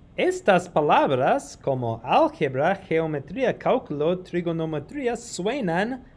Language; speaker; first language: Spanish; non-native, fluent; English